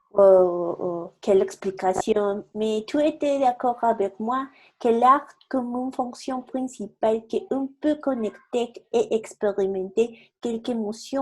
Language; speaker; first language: French; non-native, learner; Spanish